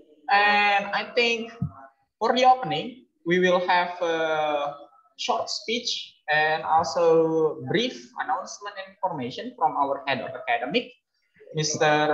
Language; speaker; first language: English; non-native, fluent; Indonesian